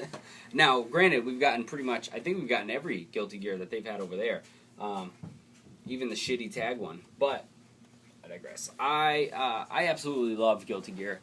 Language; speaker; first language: English; native; English